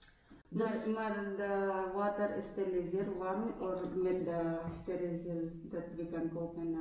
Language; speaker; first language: Dutch; non-native, learner; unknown